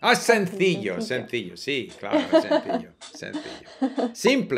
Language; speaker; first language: Spanish; non-native, fluent; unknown